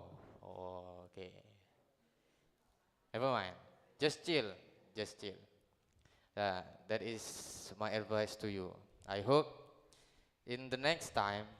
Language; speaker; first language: English; non-native, learner; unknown